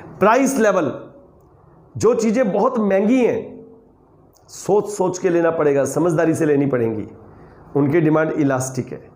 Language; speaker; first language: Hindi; native; Hindi